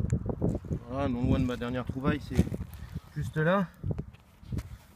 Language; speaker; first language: French; native; French